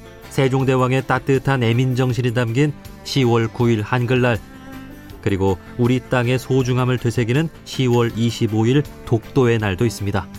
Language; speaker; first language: Korean; native; Korean